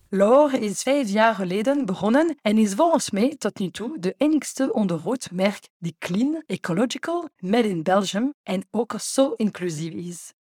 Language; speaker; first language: Dutch; non-native, fluent; French